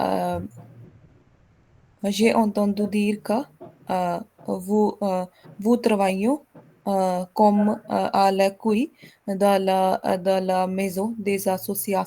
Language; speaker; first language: French; non-native, learner; Hindi